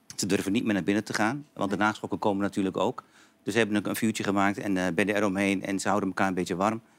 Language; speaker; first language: Dutch; native; Dutch